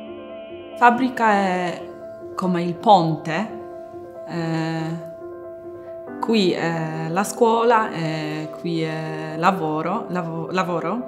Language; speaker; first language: Italian; non-native, learner; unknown